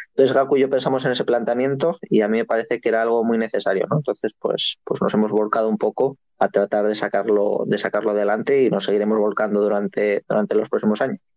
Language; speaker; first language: Spanish; native; Spanish